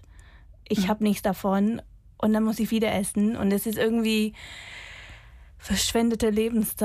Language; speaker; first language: German; non-native, fluent; English